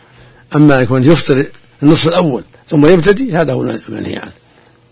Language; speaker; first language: Arabic; native; Arabic